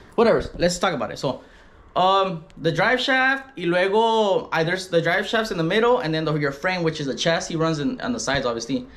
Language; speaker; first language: English; early bilingual, other home language; Spanish